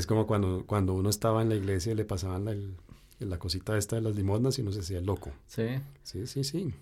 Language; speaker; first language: Spanish; native; Spanish